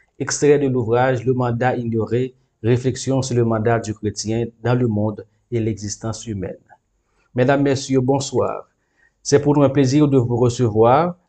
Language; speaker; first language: French; non-native, local second language; Haitian Creole